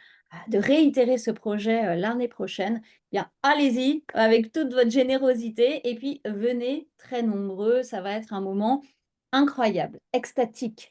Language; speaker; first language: French; native; French